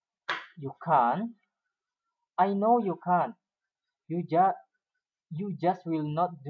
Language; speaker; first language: English; non-native, fluent; Indonesian